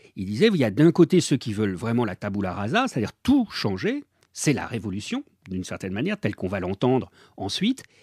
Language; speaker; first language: French; native; French